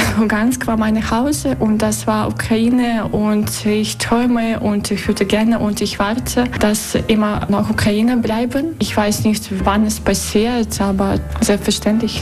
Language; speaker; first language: German; non-native, learner; Russian